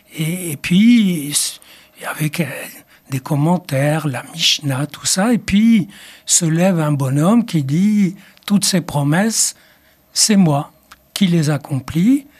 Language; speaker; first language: French; non-native, local second language; Arabic